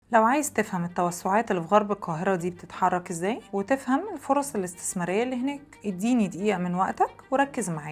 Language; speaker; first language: Arabic; native; Arabic